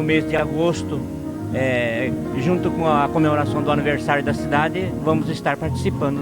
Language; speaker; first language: Portuguese; early bilingual, other home language; Japanese